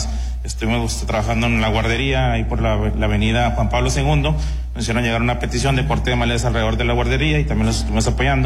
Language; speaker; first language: Spanish; native; Spanish